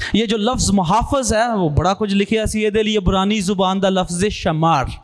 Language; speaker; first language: Urdu; non-native, local second language; Punjabi